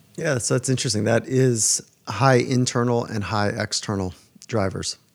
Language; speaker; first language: English; native; English